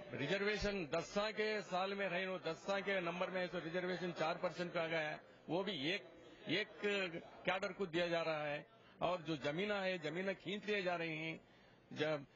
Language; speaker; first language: Urdu; native; Urdu